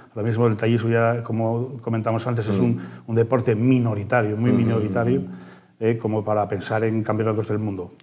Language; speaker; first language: Spanish; native; Spanish